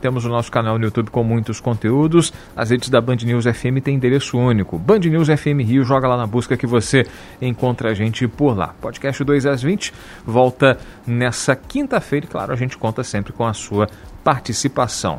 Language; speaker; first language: Portuguese; native; Portuguese